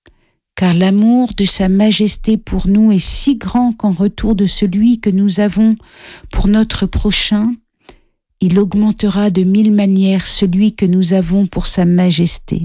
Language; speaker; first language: French; native; French